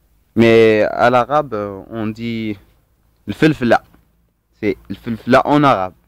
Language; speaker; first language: French; non-native, local second language; Arabic